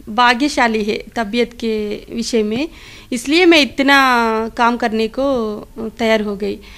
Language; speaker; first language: Hindi; non-native, local second language; Telugu